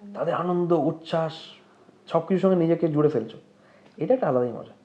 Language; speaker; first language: Bangla; native; Bangla